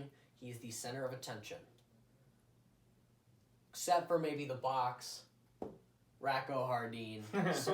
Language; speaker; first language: English; native; English